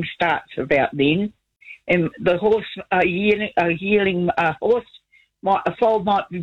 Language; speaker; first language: English; native; English